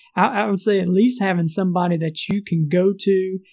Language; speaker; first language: English; native; English